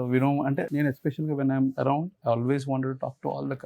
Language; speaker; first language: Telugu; native; Telugu